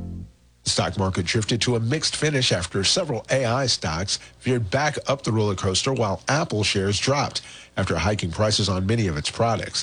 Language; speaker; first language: English; native; English